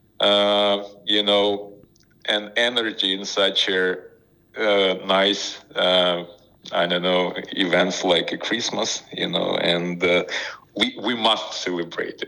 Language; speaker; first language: English; non-native, fluent; Ukrainian